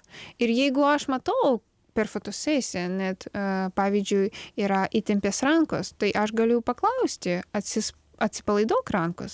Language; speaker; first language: Lithuanian; non-native, learner; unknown